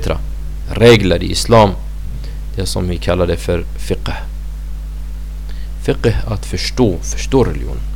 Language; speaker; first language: Swedish; non-native, fluent; Arabic